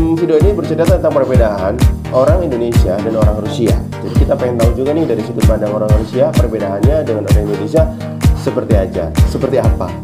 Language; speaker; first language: Indonesian; native; Indonesian